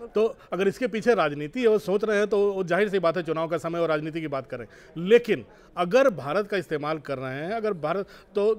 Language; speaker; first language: Hindi; native; Hindi